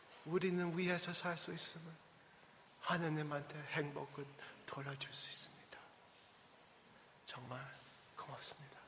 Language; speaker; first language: Korean; early bilingual, heritage; English